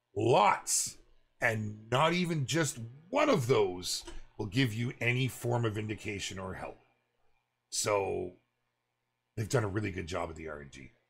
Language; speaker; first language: English; native; English